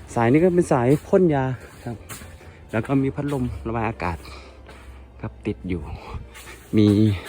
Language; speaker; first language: Thai; native; Thai